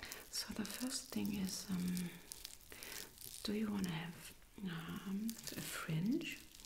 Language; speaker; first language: English; non-native, fluent; German